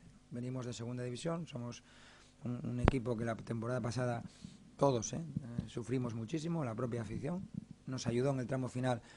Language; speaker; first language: Spanish; native; Spanish